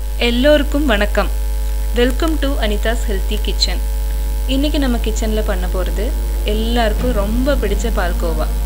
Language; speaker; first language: Tamil; non-native, local second language; Malayalam